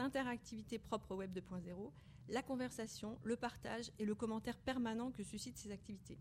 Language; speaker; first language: French; native; French